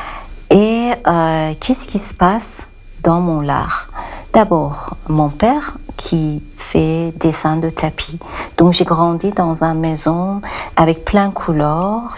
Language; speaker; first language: French; non-native, learner; Persian